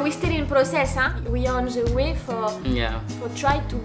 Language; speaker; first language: English; non-native, learner; French